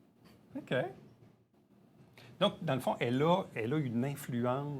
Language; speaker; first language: French; native; French